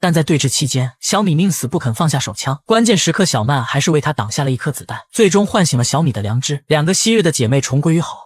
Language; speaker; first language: Chinese; native; Chinese